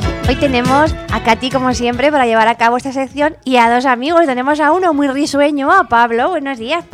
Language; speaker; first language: Spanish; native; Spanish